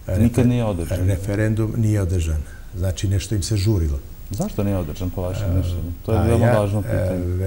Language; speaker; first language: Bosnian; non-native, local second language; Albanian